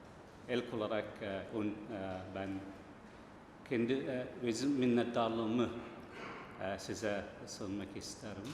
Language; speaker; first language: Turkish; non-native, learner; Persian